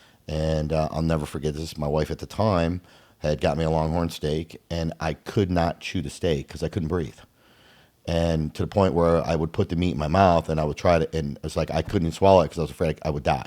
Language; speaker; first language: English; native; English